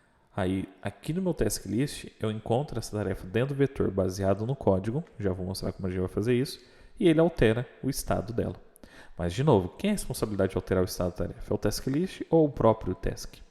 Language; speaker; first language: Portuguese; native; Portuguese